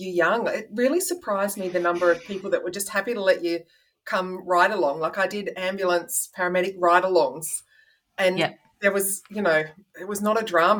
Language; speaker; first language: English; native; English